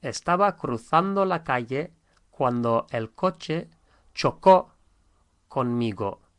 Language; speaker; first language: Spanish; non-native, fluent; English